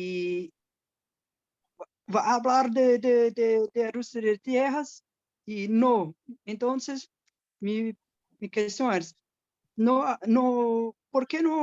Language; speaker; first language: Spanish; non-native, learner; Portuguese